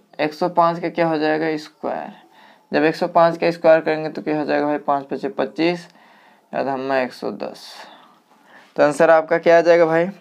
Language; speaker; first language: Hindi; native; Hindi